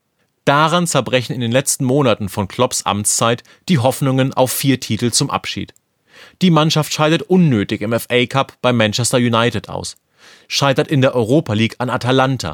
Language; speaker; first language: German; native; German